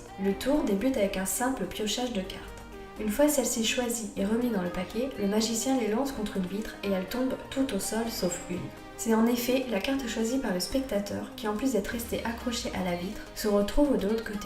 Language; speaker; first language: French; native; French